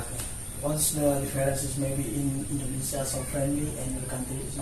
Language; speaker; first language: English; non-native, learner; Indonesian